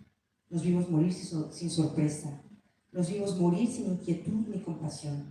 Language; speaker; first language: Spanish; native; Spanish